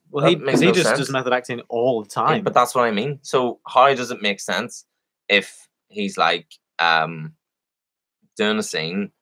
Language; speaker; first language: English; native; English